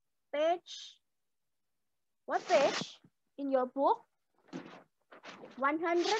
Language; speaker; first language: English; non-native, learner; Indonesian